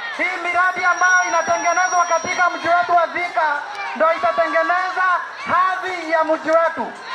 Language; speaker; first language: Swahili; non-native, local second language; Kikuyu